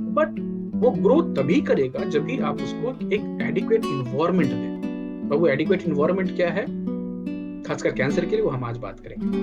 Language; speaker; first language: Hindi; native; Hindi